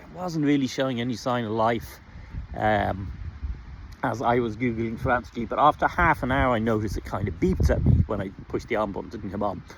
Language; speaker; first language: English; native; English